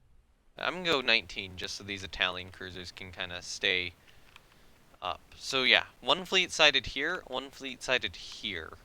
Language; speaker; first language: English; native; English